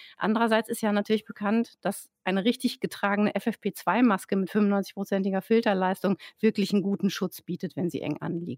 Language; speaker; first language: German; native; German